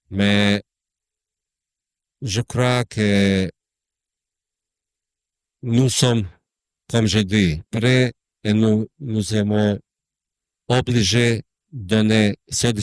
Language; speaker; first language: French; non-native, learner; Croatian